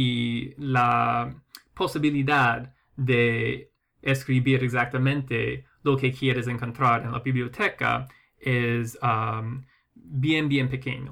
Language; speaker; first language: Spanish; non-native, fluent; English